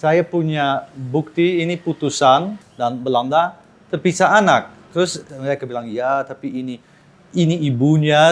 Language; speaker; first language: Indonesian; non-native, fluent; Dutch